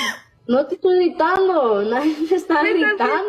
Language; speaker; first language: Spanish; early bilingual, heritage; Spanish